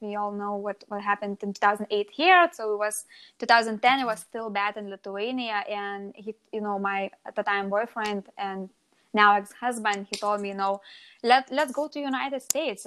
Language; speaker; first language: English; non-native, fluent; Lithuanian